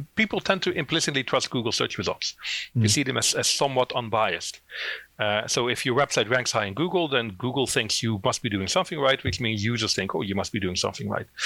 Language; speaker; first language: English; non-native, fluent; Dutch